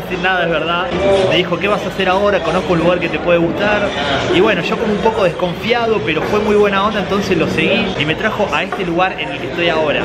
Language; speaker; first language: Spanish; native; Spanish